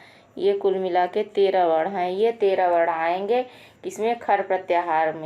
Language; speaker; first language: Hindi; native; Hindi